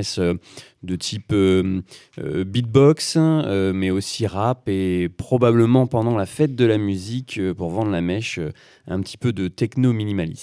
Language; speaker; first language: French; native; French